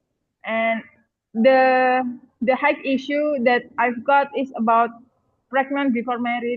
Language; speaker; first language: English; non-native, learner; Indonesian